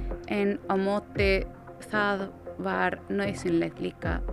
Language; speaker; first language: Icelandic; non-native, fluent; Spanish